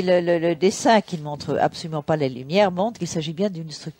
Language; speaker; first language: French; native; French